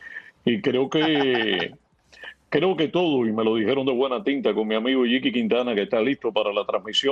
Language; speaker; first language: Spanish; native; Spanish